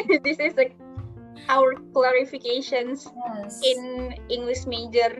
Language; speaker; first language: English; non-native, learner; Indonesian